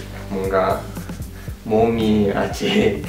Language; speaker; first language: Korean; non-native, fluent; Japanese